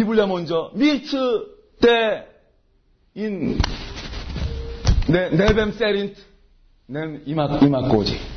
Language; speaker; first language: Hungarian; non-native, learner; Korean